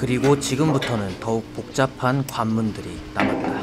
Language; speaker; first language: Korean; native; Korean